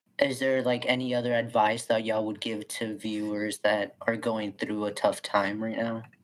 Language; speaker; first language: English; early bilingual, other home language; Spanish